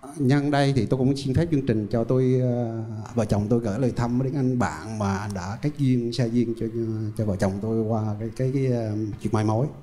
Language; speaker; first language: Vietnamese; native; Vietnamese